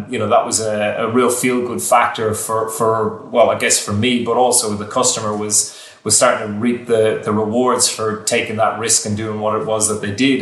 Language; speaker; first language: English; native; English